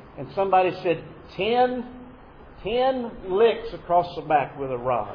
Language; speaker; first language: English; native; English